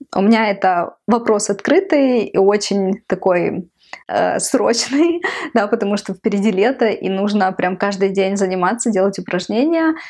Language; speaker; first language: Russian; non-native, local second language; Ukrainian